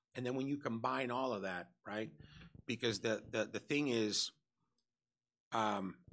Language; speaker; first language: English; early bilingual, other home language; Spanish